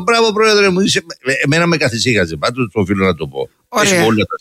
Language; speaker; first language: Greek; native; Greek